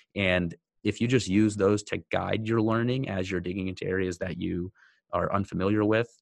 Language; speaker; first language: English; native; English